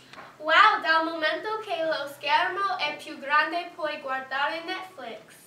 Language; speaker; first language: Italian; non-native, learner; English